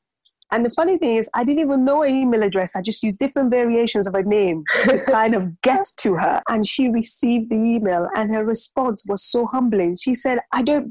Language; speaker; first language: English; non-native, local second language; Yoruba